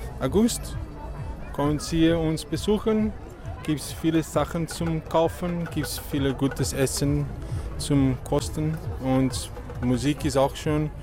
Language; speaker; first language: German; non-native, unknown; Portuguese